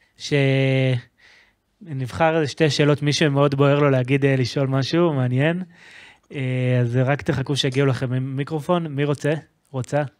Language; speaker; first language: Hebrew; native; Hebrew